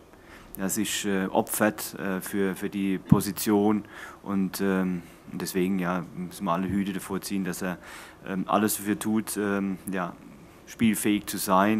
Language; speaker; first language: German; native; German